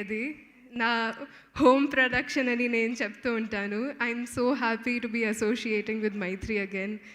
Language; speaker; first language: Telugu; non-native, fluent; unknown